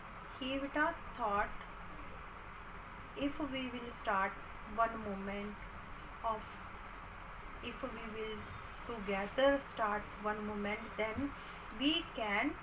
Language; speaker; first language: English; non-native, local second language; Hindi